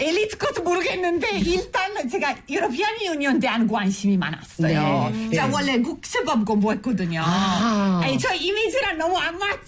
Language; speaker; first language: Korean; non-native, fluent; Italian